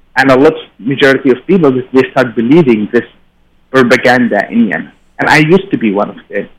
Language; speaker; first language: English; non-native, fluent; Arabic